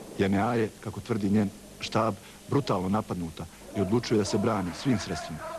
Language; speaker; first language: Bosnian; native; Bosnian